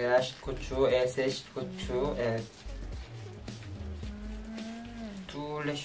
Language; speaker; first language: French; non-native, learner; Korean